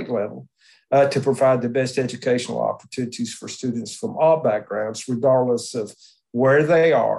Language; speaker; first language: English; native; English